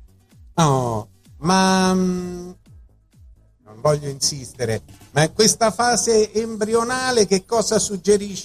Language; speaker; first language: Italian; native; Italian